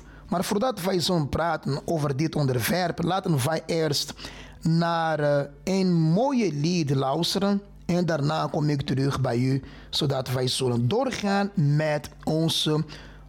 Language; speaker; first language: Dutch; non-native, fluent; Portuguese